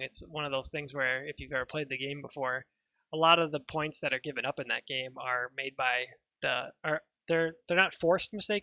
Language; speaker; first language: English; native; English